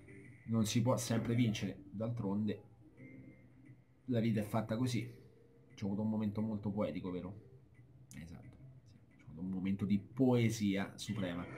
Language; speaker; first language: Italian; native; Italian